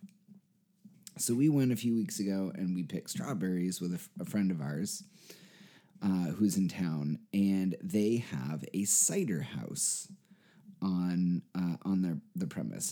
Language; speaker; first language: English; native; English